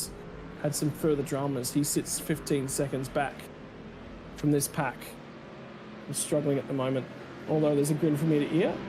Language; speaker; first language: English; native; English